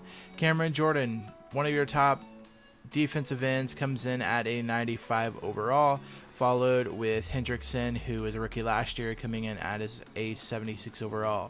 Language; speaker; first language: English; native; English